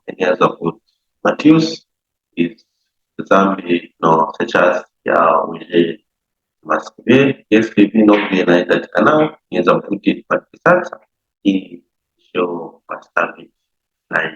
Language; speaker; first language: Russian; non-native, learner; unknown